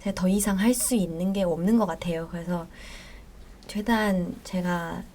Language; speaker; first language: Korean; non-native, fluent; Thai